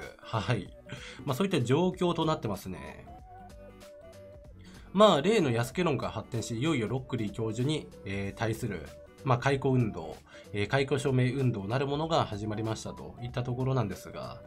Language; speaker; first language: Japanese; native; Japanese